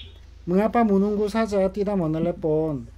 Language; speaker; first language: Indonesian; non-native, learner; Korean